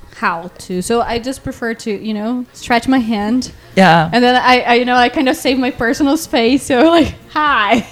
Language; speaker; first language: English; native; English